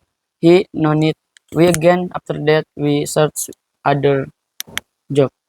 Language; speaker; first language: English; non-native, learner; Indonesian